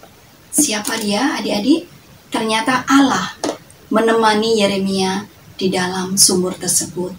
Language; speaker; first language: Indonesian; native; Indonesian